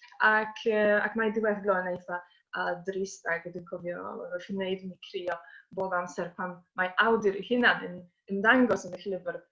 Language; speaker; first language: Welsh; non-native, fluent; Polish